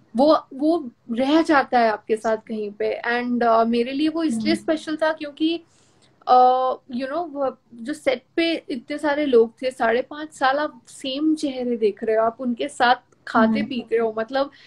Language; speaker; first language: Hindi; non-native, local second language; Gujarati